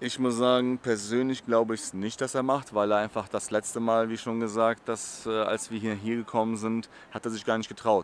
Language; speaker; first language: German; native; German